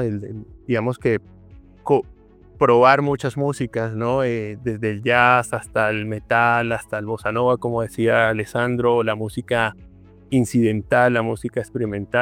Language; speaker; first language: Spanish; native; Spanish